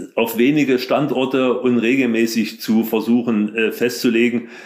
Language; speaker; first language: German; native; German